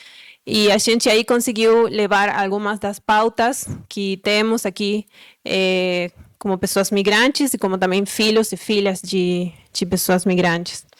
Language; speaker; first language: Portuguese; early bilingual, other home language; Spanish